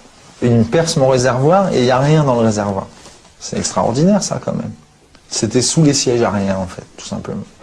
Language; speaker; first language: French; native; French